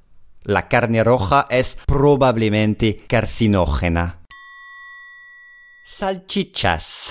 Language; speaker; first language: Spanish; non-native, fluent; English